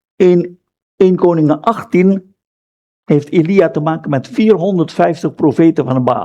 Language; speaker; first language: Dutch; non-native, fluent; Indonesian